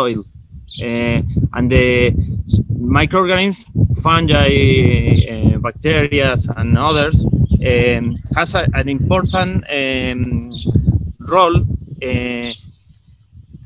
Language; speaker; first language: English; non-native, fluent; Spanish